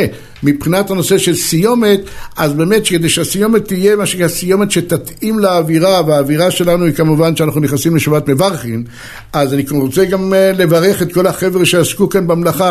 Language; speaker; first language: Hebrew; native; Hebrew